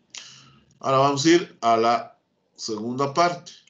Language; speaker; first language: Spanish; native; Spanish